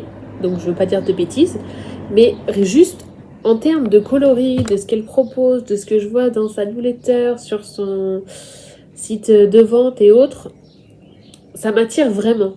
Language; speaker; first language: French; native; French